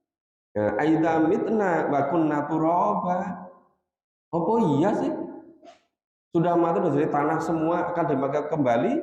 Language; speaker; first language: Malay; non-native, local second language; Javanese